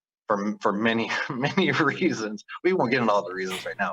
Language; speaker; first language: English; native; English